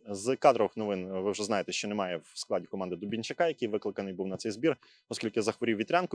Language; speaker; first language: Ukrainian; native; Ukrainian